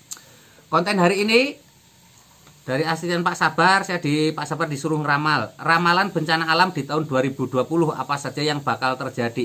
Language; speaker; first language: Indonesian; native; Indonesian